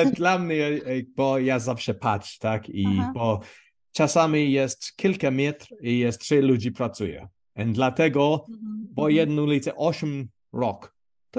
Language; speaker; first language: Polish; non-native, learner; English